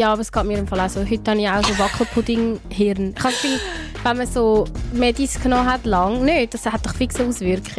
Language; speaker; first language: German; native; German